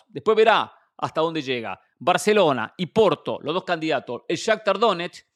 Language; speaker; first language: Spanish; native; Spanish